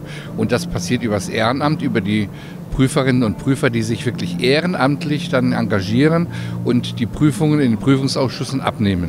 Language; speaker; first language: German; native; German